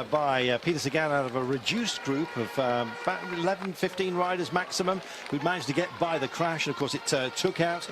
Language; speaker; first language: English; native; English